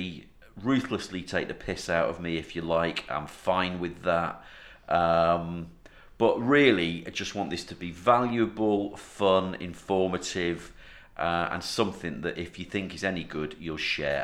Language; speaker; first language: English; native; English